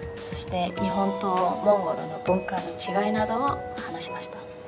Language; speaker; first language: Japanese; non-native, fluent; Mongolian